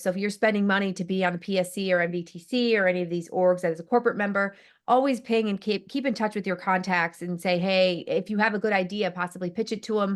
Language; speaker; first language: English; native; English